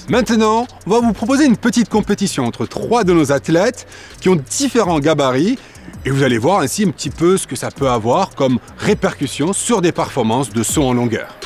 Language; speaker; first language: French; native; French